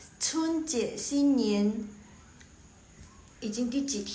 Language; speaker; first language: Chinese; non-native, fluent; Indonesian